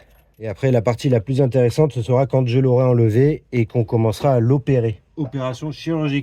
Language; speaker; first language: French; native; French